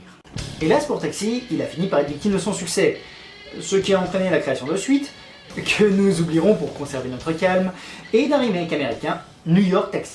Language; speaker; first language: French; native; French